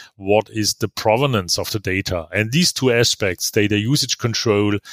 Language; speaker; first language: English; non-native, fluent; German